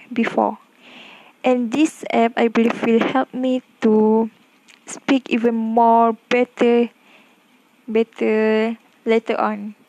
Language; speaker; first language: English; non-native, local second language; Malay